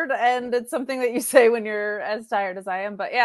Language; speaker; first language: English; native; English